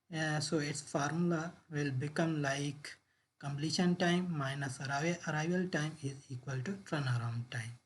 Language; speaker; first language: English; non-native, local second language; Urdu